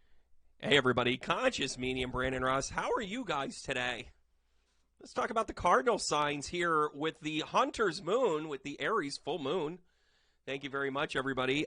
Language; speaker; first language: English; native; English